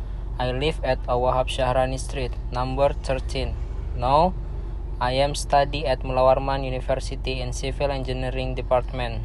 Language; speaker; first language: English; non-native, learner; Indonesian